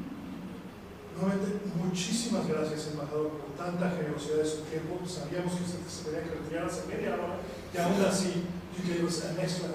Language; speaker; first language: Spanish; native; Spanish